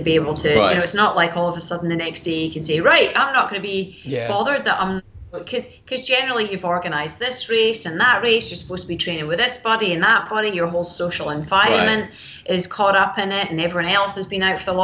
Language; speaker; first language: English; native; English